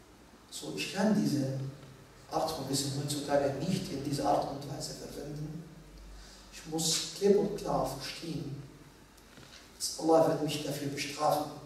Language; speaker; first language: German; non-native, fluent; Arabic